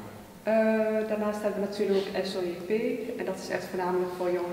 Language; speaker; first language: Dutch; early bilingual, other home language; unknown